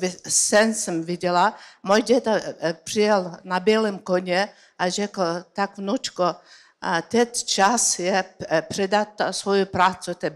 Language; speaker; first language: Czech; non-native, learner; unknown